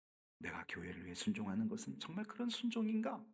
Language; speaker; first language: Korean; native; Korean